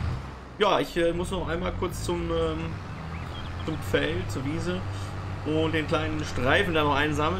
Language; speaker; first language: German; native; German